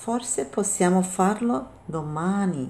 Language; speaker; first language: Italian; non-native, fluent; English